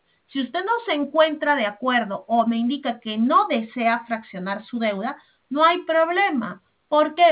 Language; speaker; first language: Spanish; native; Spanish